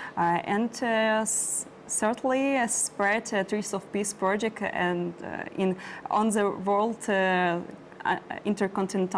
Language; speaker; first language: English; non-native, learner; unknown